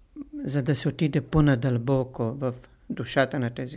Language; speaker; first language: Bulgarian; non-native, fluent; Italian